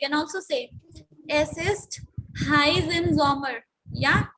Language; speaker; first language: German; non-native, learner; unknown